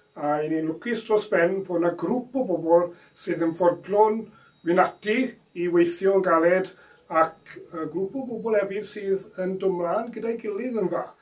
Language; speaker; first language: Welsh; native; Welsh